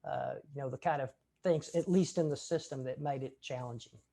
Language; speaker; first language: English; native; English